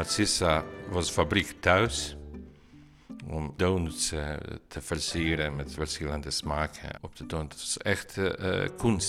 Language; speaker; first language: Dutch; non-native, learner; Bosnian